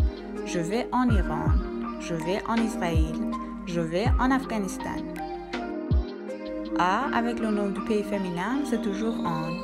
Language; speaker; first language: French; non-native, fluent; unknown